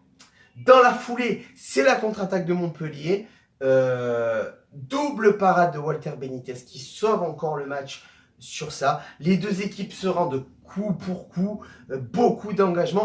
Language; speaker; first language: French; native; French